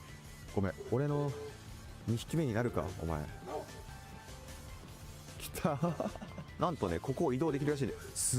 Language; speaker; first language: Japanese; native; Japanese